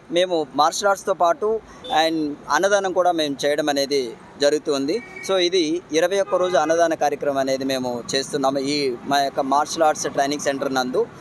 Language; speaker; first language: Telugu; native; Telugu